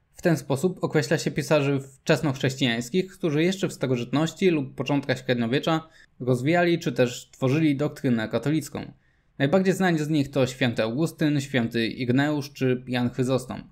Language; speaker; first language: Polish; native; Polish